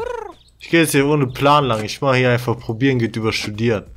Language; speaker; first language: German; native; German